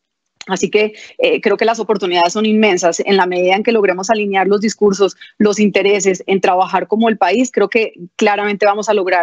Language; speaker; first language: Spanish; native; Spanish